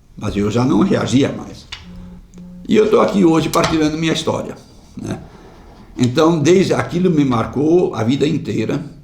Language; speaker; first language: Portuguese; non-native, local second language; German